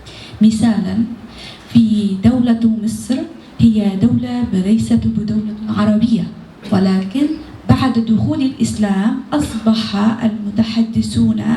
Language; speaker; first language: Arabic; non-native, fluent; Indonesian